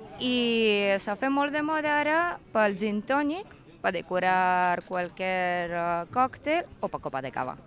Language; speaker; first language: Catalan; native; Catalan